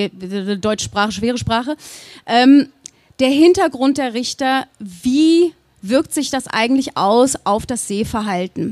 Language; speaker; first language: German; native; German